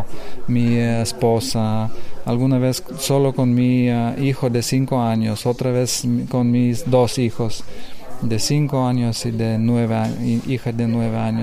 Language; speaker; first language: Spanish; non-native, learner; Lithuanian